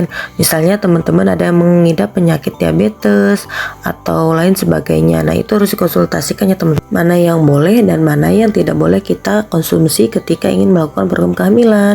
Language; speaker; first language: Indonesian; native; Indonesian